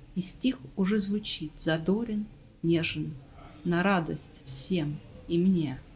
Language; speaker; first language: Russian; non-native, fluent; English